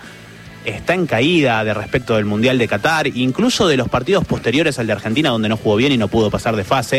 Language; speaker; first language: Spanish; native; Spanish